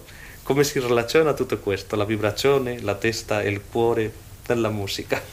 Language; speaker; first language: Italian; non-native, fluent; Spanish